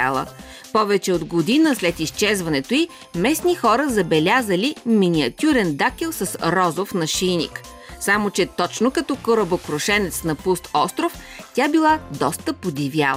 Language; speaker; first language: Bulgarian; native; Bulgarian